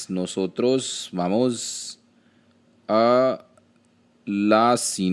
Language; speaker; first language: Spanish; non-native, learner; Hindi